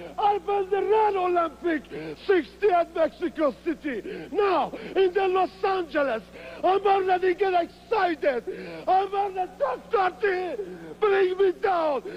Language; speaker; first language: English; non-native, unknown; Persian